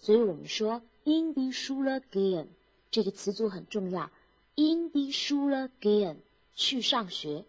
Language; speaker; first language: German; non-native, fluent; Chinese